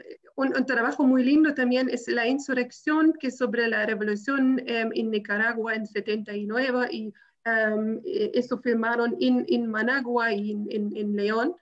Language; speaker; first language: Spanish; non-native, fluent; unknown